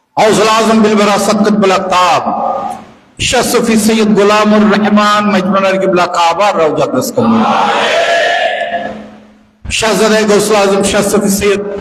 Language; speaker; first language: Bangla; native; Bangla